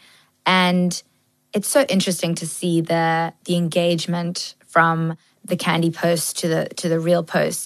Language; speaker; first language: English; native; English